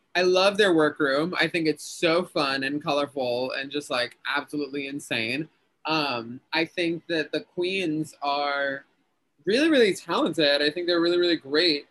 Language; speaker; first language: English; early bilingual, other home language; Spanish